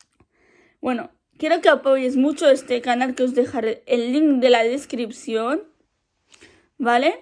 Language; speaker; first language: Spanish; early bilingual, other home language; Arabic